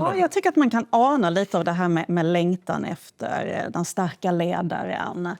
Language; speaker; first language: Swedish; native; Swedish